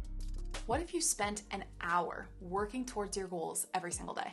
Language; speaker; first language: English; native; English